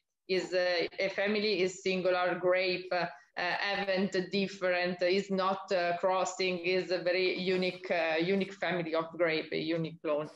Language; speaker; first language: English; non-native, learner; Italian